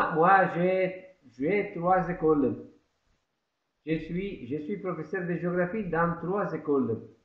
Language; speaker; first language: French; non-native, learner; Italian